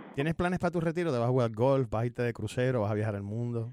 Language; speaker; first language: Spanish; native; Spanish